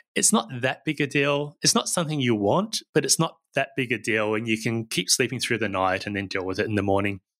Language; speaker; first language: English; native; English